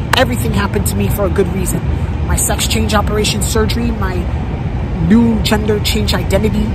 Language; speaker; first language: English; native; English